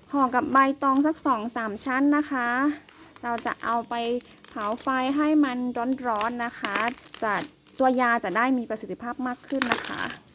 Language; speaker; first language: Thai; non-native, local second language; S'gaw Karen